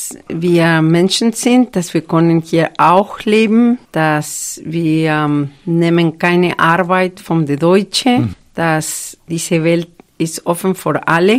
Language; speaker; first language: German; non-native, fluent; Spanish